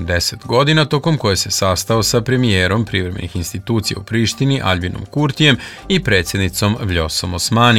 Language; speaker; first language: Serbian; native; Serbian